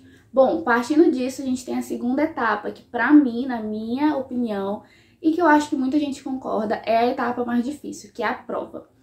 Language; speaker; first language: Portuguese; native; Portuguese